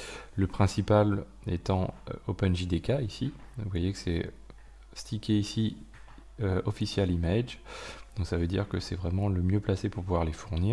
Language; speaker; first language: French; native; French